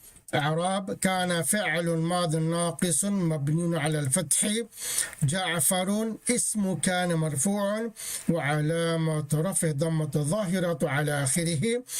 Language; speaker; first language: Arabic; non-native, fluent; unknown